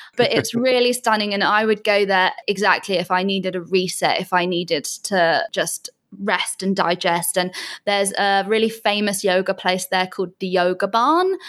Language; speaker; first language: English; native; English